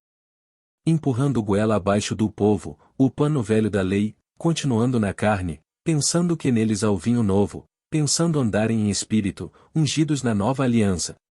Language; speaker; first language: Portuguese; native; Portuguese